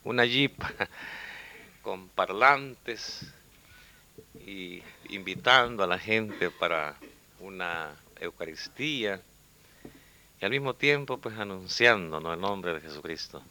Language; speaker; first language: Spanish; native; Spanish